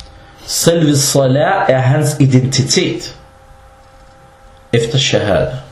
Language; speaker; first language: Danish; early bilingual, other home language; Arabic